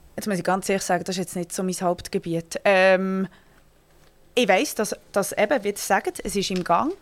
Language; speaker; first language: German; native; German